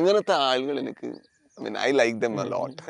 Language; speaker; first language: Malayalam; non-native, learner; Kannada